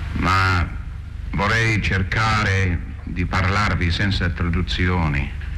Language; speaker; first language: Italian; non-native, fluent; Welsh